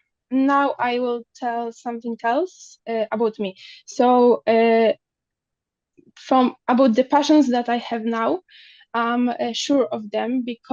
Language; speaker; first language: English; non-native, learner; Polish